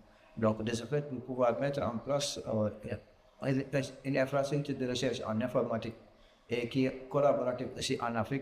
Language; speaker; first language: French; non-native, local second language; Wolof